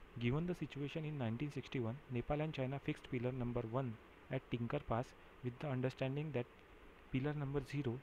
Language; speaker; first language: English; non-native, local second language; Marathi